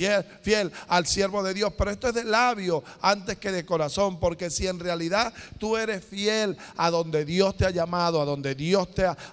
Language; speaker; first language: Spanish; native; Spanish